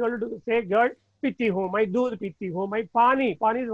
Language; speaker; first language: Hindi; non-native, learner; Tamil